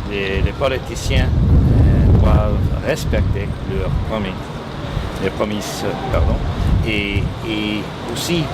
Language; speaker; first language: French; non-native, local second language; English